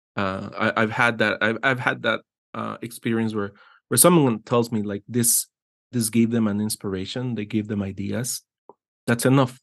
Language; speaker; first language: English; non-native, fluent; Spanish